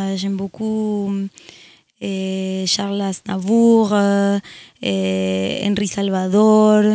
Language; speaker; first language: French; non-native, fluent; Spanish